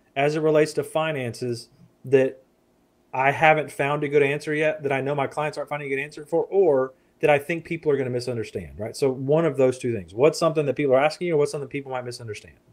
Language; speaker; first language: English; native; English